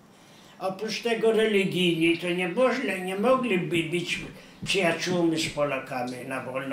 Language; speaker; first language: Polish; non-native, local second language; Yiddish